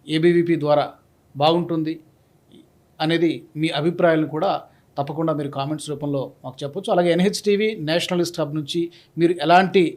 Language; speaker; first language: Telugu; native; Telugu